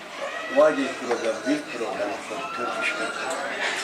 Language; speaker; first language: English; non-native, learner; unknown